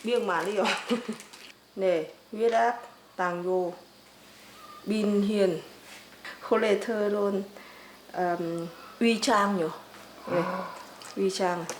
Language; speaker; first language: Korean; non-native, learner; Vietnamese